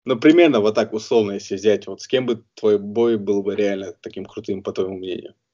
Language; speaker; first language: Russian; native; Russian